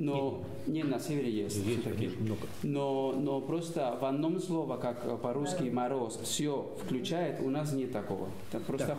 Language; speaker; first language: Russian; non-native, fluent; Spanish